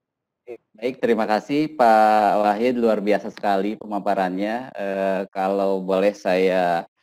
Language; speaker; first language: Indonesian; native; Indonesian